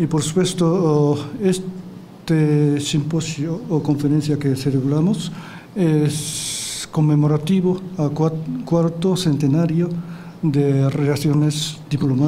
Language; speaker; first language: Spanish; non-native, fluent; Japanese